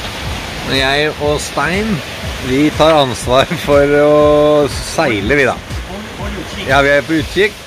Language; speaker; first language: Norwegian; native; Norwegian